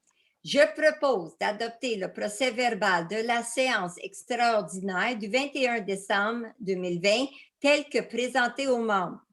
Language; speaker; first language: French; native; French